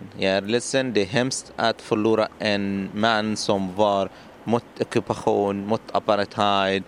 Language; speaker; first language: Swedish; non-native, learner; Arabic